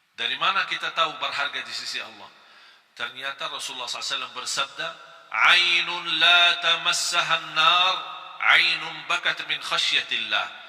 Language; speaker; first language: Malay; non-native, fluent; Arabic